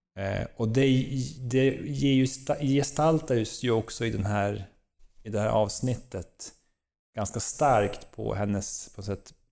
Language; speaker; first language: Swedish; native; Swedish